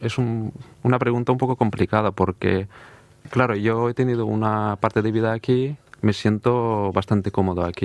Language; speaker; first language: Spanish; non-native, fluent; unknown